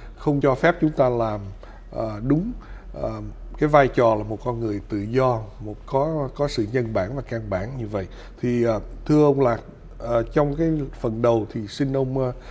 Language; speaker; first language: Vietnamese; native; Vietnamese